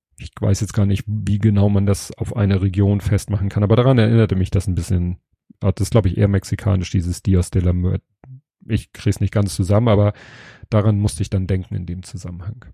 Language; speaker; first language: German; native; German